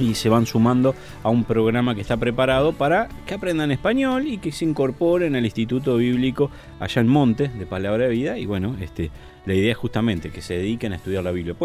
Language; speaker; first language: Spanish; native; Spanish